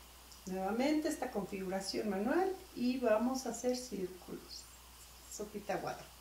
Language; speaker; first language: Spanish; native; Spanish